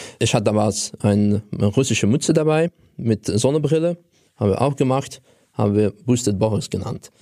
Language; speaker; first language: German; non-native, fluent; Russian